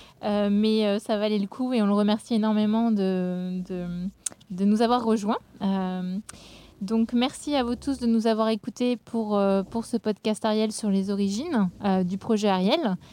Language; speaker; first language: French; native; French